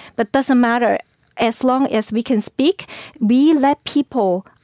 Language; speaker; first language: English; non-native, fluent; Chinese